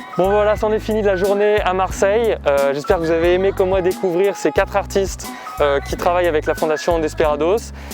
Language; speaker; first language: French; native; French